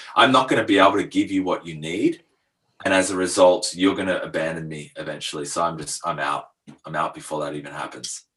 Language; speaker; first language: English; native; English